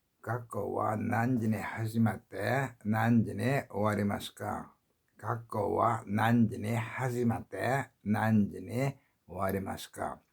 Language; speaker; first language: Japanese; non-native, learner; Korean